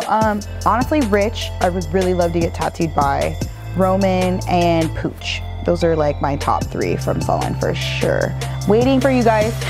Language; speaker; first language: English; native; English